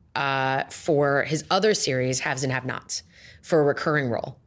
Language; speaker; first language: English; native; English